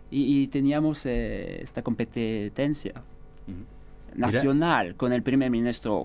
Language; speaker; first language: Spanish; non-native, fluent; French